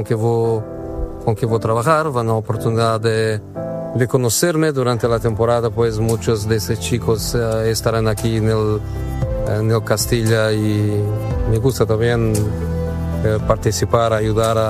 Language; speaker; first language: Spanish; non-native, fluent; Portuguese